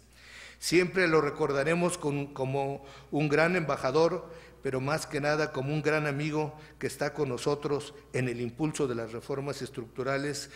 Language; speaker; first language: Spanish; native; Spanish